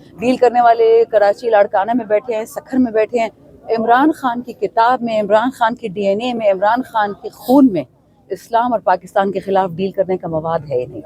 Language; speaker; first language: Urdu; non-native, local second language; Pashto